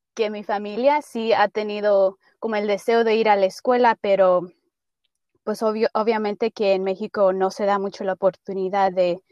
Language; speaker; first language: Spanish; early bilingual, heritage; Spanish